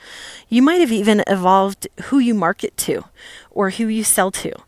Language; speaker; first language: English; native; English